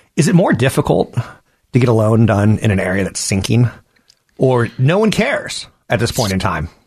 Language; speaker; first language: English; native; English